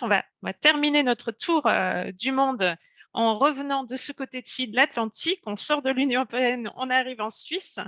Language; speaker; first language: French; native; French